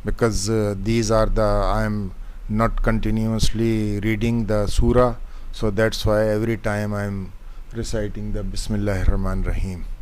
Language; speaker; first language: English; non-native, local second language; Urdu